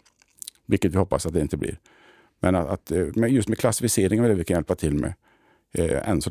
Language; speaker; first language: Swedish; native; Swedish